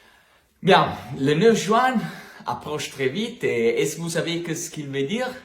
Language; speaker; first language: French; non-native, learner; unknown